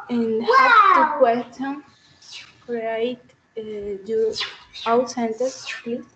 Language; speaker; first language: English; non-native, learner; Spanish